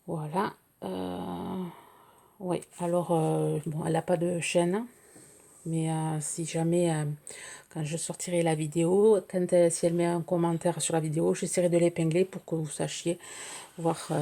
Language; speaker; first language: French; native; French